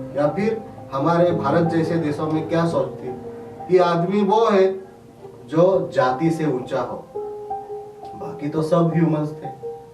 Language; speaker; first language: Hindi; non-native, local second language; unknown